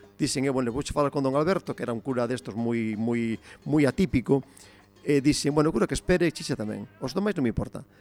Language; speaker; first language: Galician; non-native, local second language; Spanish